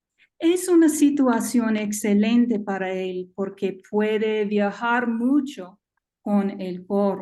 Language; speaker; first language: Spanish; non-native, learner; English